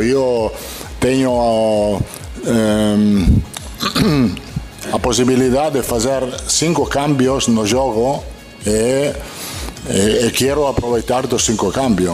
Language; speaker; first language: Portuguese; non-native, learner; Italian